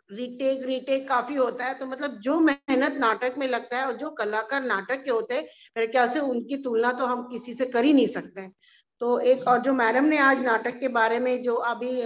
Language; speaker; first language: Hindi; native; Hindi